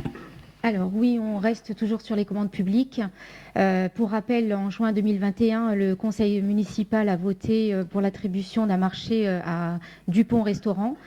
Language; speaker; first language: French; native; French